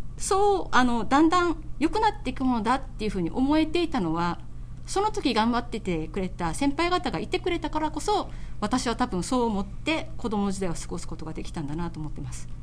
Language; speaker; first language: Japanese; native; Japanese